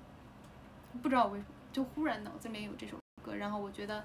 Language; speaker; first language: Chinese; native; Chinese